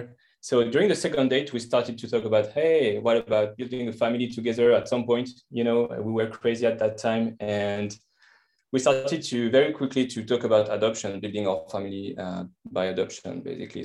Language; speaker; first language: English; non-native, fluent; French